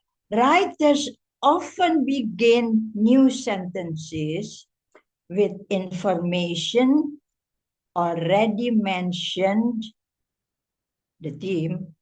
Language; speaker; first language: English; non-native, fluent; Indonesian